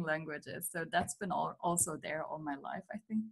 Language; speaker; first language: English; non-native, fluent; German